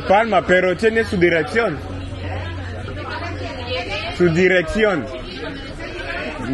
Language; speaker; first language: Spanish; non-native, learner; French